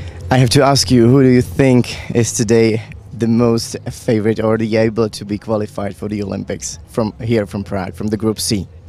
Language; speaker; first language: English; non-native, fluent; Czech